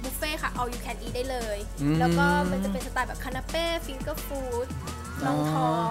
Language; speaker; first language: Thai; native; Thai